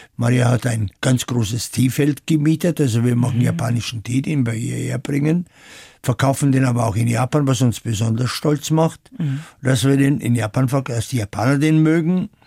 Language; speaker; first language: German; native; German